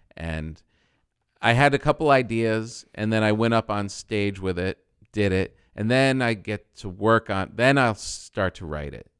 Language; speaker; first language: English; native; English